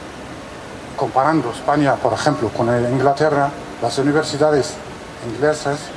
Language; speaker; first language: Spanish; non-native, fluent; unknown